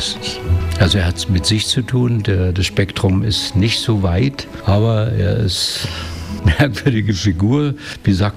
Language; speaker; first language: German; native; German